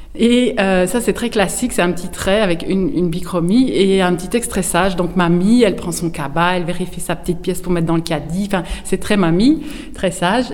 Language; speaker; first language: French; native; French